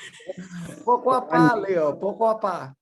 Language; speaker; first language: French; non-native, learner; English